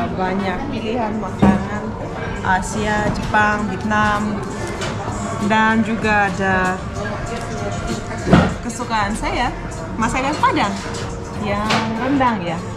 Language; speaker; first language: Indonesian; non-native, fluent; Russian